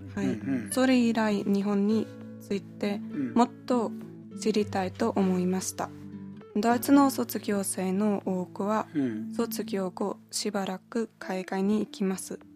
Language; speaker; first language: Japanese; non-native, learner; German